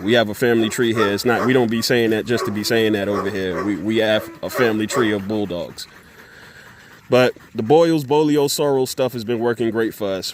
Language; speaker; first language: English; native; English